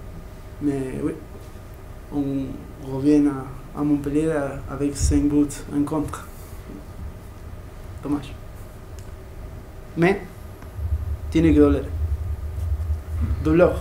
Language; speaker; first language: French; non-native, learner; Spanish